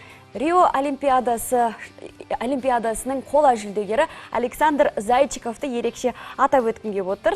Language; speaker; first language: Kazakh; native; Kazakh